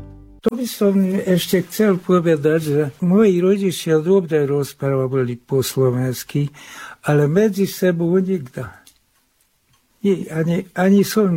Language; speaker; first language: Slovak; early bilingual, heritage; Hungarian